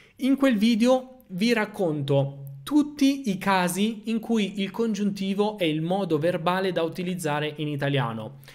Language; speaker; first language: Italian; native; Italian